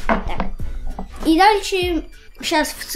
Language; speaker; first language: Russian; native; Russian